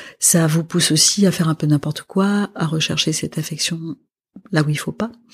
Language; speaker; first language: French; non-native, local second language; Arabic